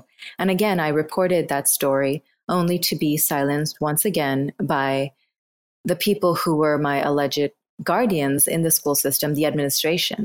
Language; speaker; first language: English; non-native, local second language; Bangla